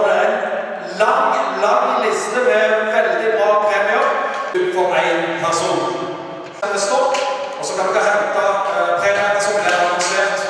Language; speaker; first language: Norwegian; native; Norwegian